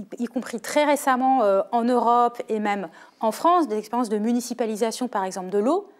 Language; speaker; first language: French; native; French